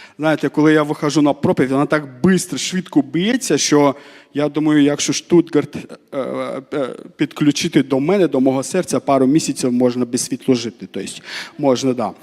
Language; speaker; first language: Ukrainian; non-native, fluent; Armenian